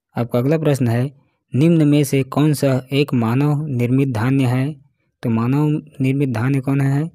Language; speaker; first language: Hindi; native; Hindi